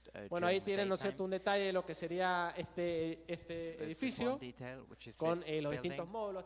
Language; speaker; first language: Spanish; native; Spanish